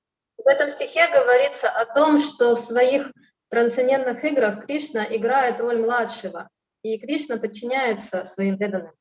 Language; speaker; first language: Russian; native; Russian